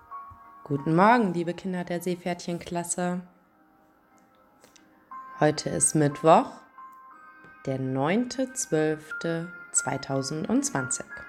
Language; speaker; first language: German; native; German